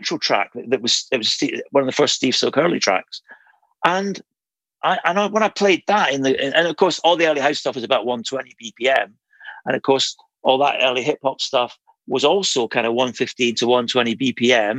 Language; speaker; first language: English; native; English